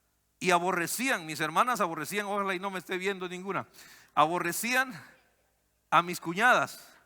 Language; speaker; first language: Spanish; native; Spanish